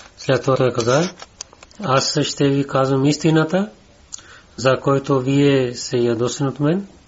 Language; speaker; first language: Bulgarian; non-native, learner; Urdu